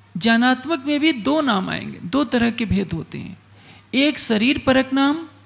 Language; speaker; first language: Hindi; native; Hindi